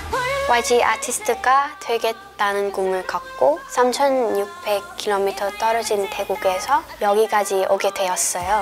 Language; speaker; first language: Korean; non-native, learner; Thai